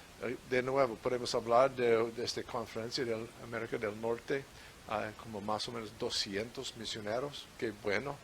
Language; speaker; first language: Spanish; non-native, fluent; English